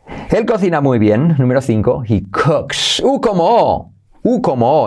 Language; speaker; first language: Spanish; native; Spanish